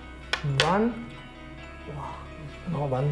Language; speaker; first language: German; non-native, learner; Spanish